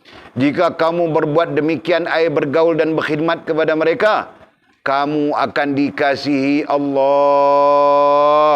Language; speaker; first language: Malay; native; Malay